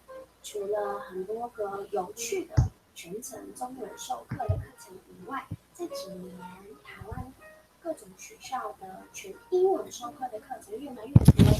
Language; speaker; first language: Chinese; non-native, fluent; Mongolian